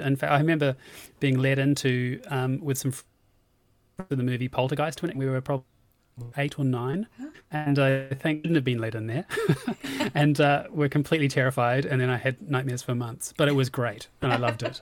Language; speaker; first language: English; native; English